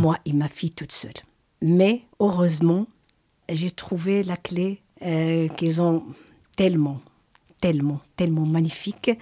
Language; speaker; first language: French; non-native, learner; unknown